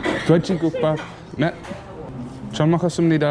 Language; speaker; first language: Korean; non-native, learner; English